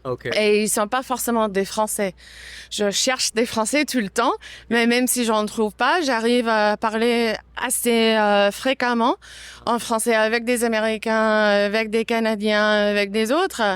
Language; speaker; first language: French; non-native, fluent; English